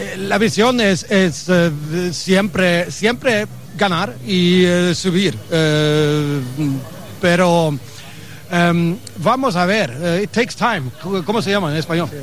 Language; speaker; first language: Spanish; non-native, learner; English